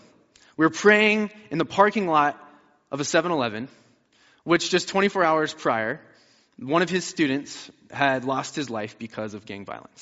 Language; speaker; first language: English; native; English